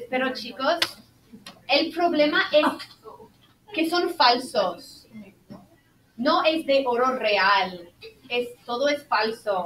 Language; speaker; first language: Spanish; non-native, fluent; English